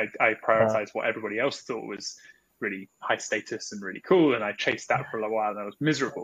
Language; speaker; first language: English; native; English